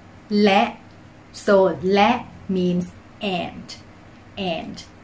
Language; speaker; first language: English; non-native, fluent; Thai